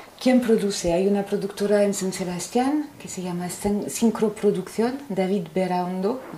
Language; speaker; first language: Spanish; non-native, fluent; French